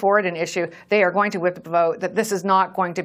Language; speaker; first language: English; native; English